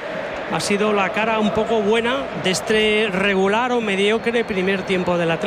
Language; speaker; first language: Spanish; native; Spanish